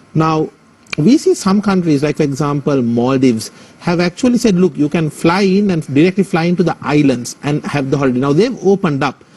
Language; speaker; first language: English; non-native, local second language; Sinhala